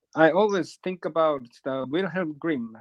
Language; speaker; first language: English; non-native, learner; Japanese